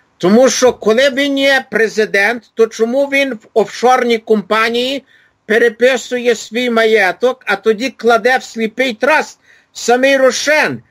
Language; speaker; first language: Ukrainian; early bilingual, heritage; Ukrainian